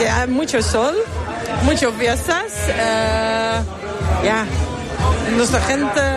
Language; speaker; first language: Spanish; non-native, learner; Dutch